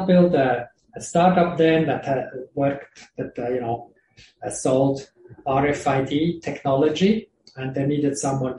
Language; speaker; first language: English; non-native, fluent; Swiss German